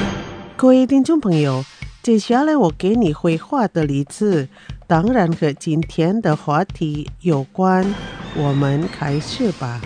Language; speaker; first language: Chinese; non-native, fluent; Indonesian